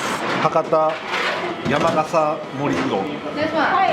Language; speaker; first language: Japanese; native; Japanese